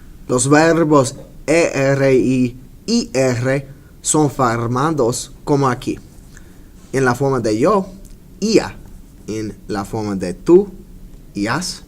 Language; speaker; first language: Spanish; non-native, fluent; English